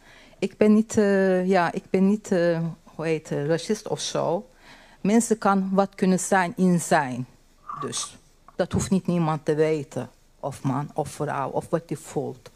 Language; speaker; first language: Dutch; non-native, learner; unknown